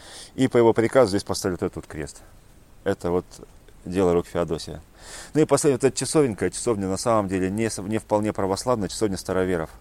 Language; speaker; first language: Russian; native; Russian